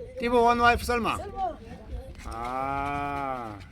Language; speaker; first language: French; non-native, learner; Korean